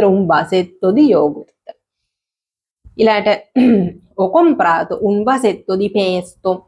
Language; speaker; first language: Italian; non-native, fluent; Sinhala